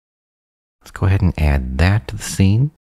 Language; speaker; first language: English; native; English